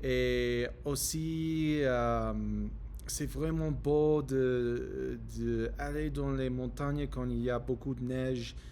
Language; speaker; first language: French; non-native, learner; English